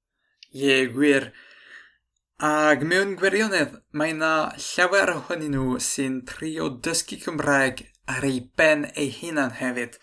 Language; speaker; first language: Welsh; non-native, fluent; French